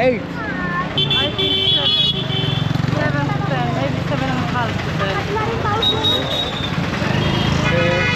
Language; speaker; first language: English; non-native, learner; Greek